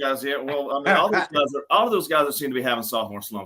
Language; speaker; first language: English; native; English